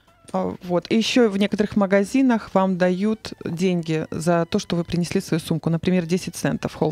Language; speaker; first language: Russian; native; Russian